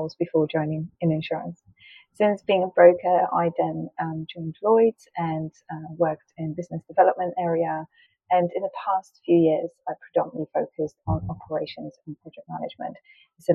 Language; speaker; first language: English; non-native, fluent; Polish